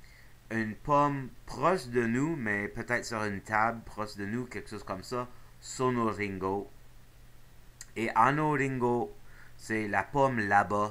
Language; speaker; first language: French; non-native, local second language; English